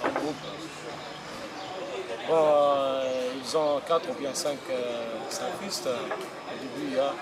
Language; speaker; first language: French; non-native, local second language; Arabic